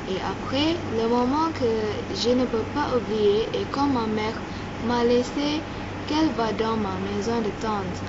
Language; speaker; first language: French; non-native, learner; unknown